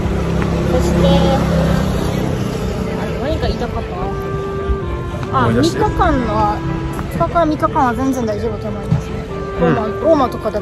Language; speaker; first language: Japanese; non-native, fluent; German